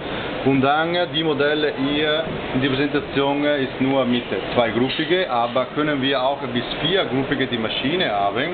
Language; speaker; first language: German; non-native, learner; Italian